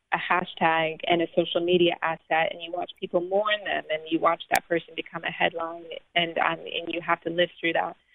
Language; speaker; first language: English; native; English